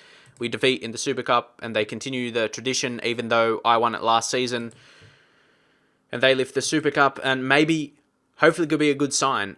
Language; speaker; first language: English; native; English